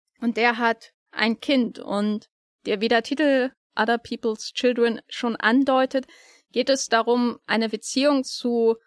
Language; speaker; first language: German; native; German